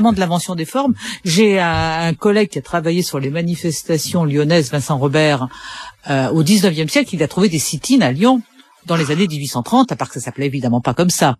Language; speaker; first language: French; native; French